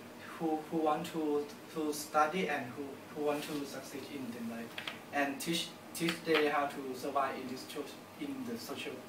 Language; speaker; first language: English; non-native, learner; Thai